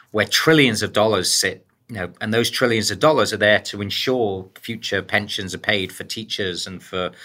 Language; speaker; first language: English; native; English